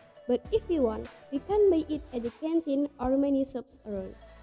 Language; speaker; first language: English; non-native, fluent; Indonesian